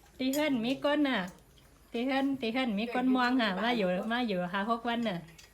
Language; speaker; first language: Thai; native; Thai